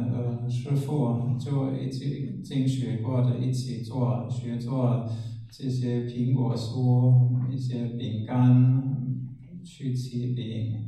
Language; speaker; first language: Chinese; non-native, fluent; German